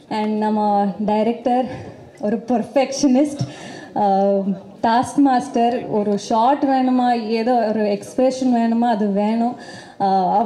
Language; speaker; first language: Tamil; non-native, local second language; Kannada